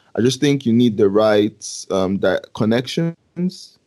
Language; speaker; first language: English; non-native, local second language; Yoruba